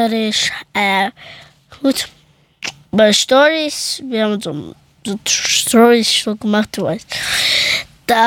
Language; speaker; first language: German; early bilingual, other home language; Persian